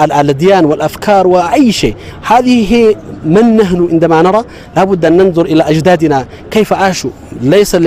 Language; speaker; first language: Arabic; non-native, learner; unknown